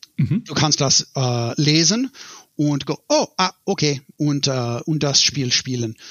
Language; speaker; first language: German; non-native, learner; English